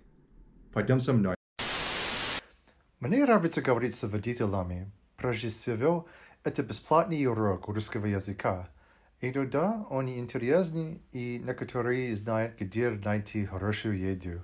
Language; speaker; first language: Russian; non-native, learner; English